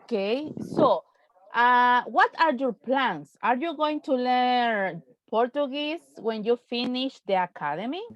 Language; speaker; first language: English; non-native, fluent; Spanish